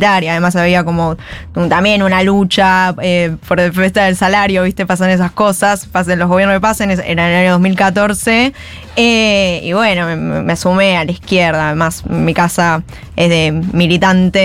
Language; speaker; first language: Spanish; native; Spanish